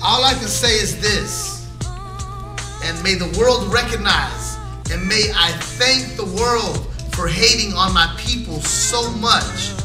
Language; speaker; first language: English; native; English